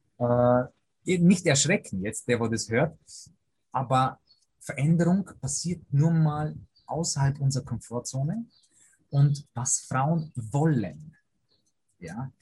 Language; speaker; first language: German; early bilingual, other home language; Polish